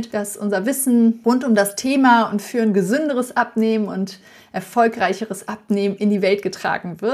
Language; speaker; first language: German; native; German